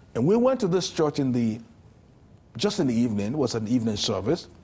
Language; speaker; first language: English; non-native, local second language; Yoruba